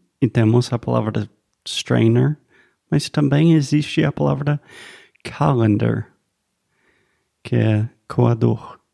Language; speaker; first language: Portuguese; non-native, fluent; English